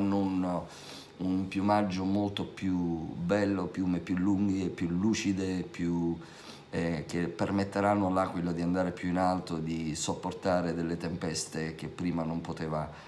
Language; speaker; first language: Italian; native; Italian